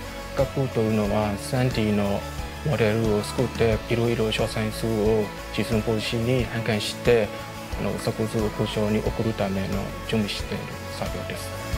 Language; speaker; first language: Japanese; non-native, fluent; Burmese